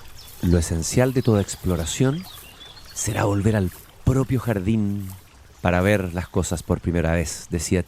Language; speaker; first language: Spanish; native; Spanish